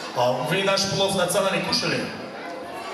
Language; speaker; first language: Russian; non-native, local second language; Tajik